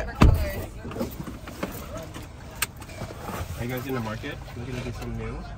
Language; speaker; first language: English; early bilingual, other home language; Vietnamese